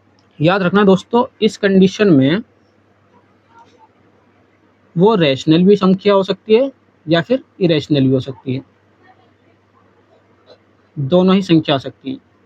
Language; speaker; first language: Hindi; native; Hindi